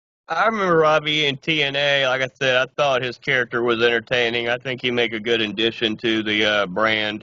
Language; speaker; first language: English; native; English